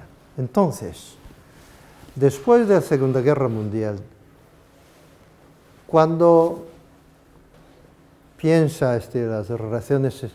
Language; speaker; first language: Spanish; non-native, fluent; Japanese